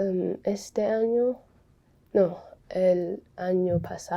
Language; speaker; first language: Spanish; non-native, learner; English